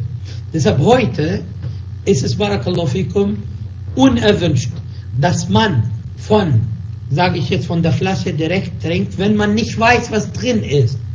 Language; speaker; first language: German; non-native, fluent; Arabic